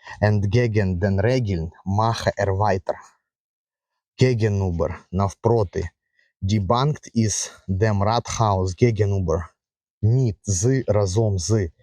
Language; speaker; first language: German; non-native, fluent; Ukrainian